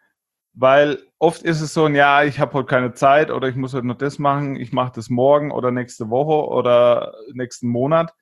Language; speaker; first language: German; native; German